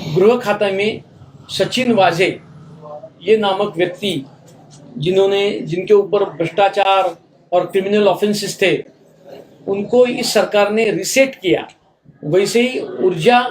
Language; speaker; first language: Hindi; non-native, local second language; Marathi